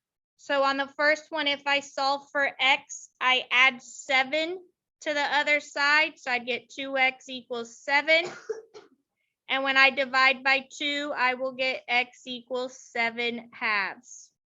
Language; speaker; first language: English; native; English